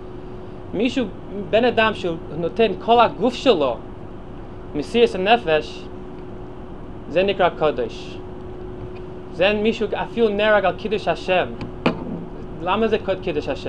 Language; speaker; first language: Hebrew; non-native, fluent; English